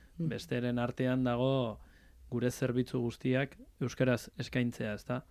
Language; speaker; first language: Basque; native; Basque